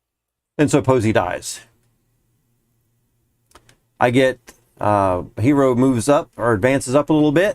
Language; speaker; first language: English; native; English